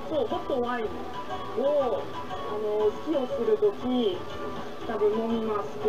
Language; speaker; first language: Japanese; non-native, learner; French